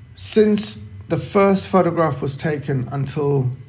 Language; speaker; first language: English; native; English